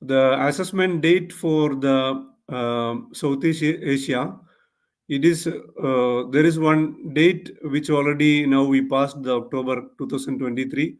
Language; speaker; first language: English; non-native, local second language; Malayalam